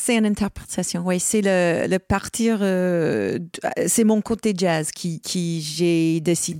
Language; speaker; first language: French; non-native, learner; English